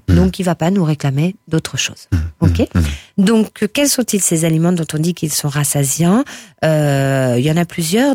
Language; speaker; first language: French; native; French